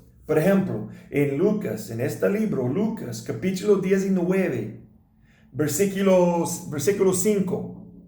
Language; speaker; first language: Spanish; non-native, learner; English